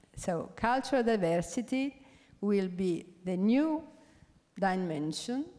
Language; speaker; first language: English; non-native, fluent; Italian